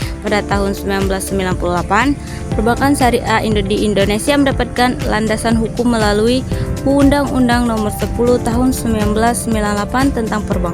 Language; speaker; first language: Indonesian; native; Indonesian